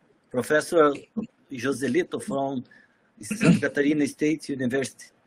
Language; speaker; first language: English; non-native, fluent; Portuguese